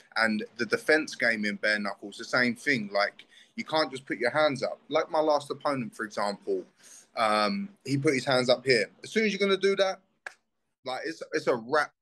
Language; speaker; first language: English; native; English